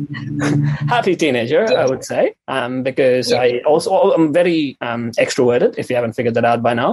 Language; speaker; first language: English; non-native, local second language; Tamil